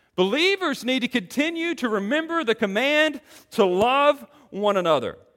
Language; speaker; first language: English; native; English